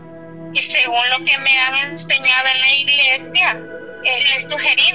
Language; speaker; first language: Spanish; native; Spanish